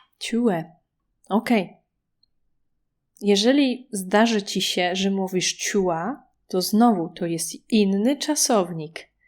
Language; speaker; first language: Polish; native; Polish